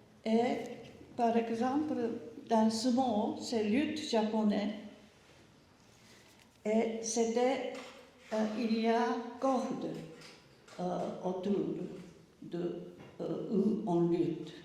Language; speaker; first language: French; non-native, learner; Japanese